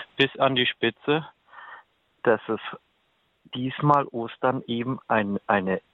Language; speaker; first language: German; native; German